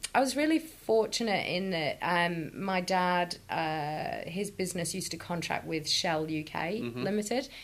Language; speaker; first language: English; native; English